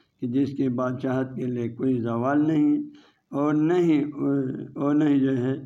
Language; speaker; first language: Urdu; non-native, local second language; Balti